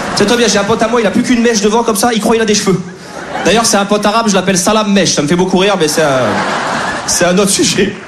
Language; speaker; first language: French; native; French